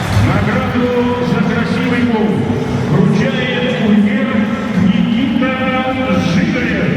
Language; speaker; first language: Russian; native; Russian